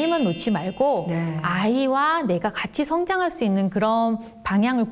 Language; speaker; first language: Korean; native; Korean